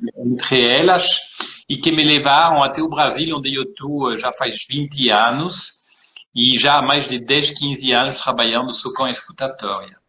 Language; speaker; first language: Portuguese; early bilingual, heritage; French